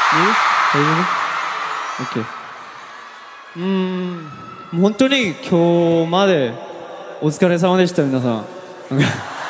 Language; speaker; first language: Japanese; non-native, learner; Korean